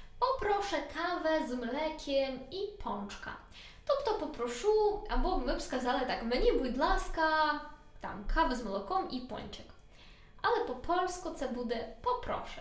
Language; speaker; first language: Polish; non-native, learner; Ukrainian